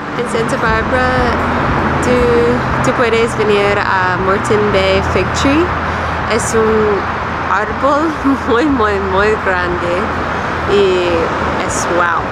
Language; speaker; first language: Spanish; non-native, learner; English